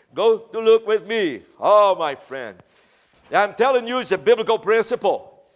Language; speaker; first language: English; non-native, fluent; Portuguese